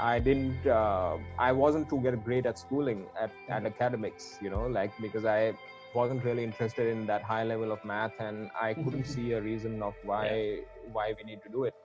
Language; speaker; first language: English; non-native, local second language; Gujarati